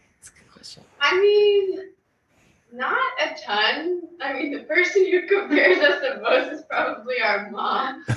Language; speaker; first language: English; native; English